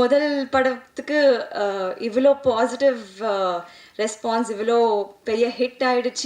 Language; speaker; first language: Tamil; non-native, learner; Telugu